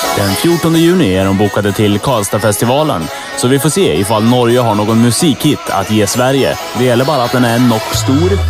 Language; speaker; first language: Swedish; native; Swedish